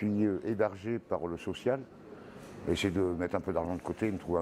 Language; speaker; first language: French; native; French